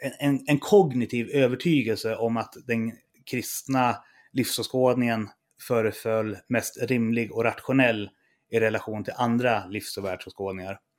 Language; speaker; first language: Swedish; native; Swedish